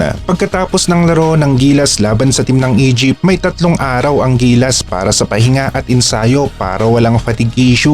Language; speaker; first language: Filipino; native; Filipino